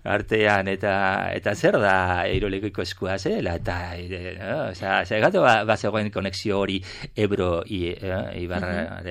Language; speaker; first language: Basque; non-native, local second language; Spanish